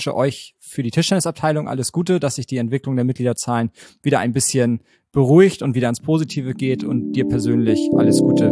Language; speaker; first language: German; native; German